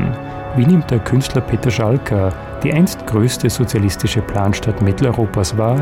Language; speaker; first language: German; native; German